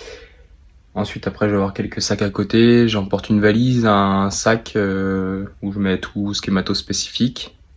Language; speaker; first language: French; native; French